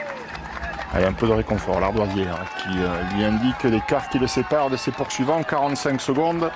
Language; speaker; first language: French; native; French